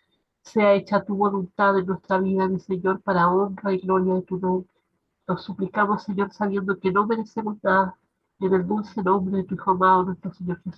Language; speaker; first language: Spanish; native; Spanish